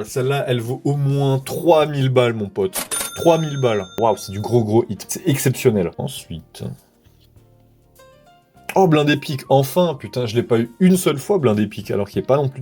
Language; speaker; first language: French; native; French